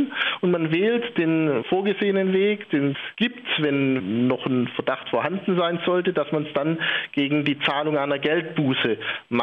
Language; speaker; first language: German; native; German